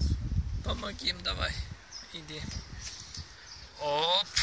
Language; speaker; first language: Russian; non-native, learner; Turkish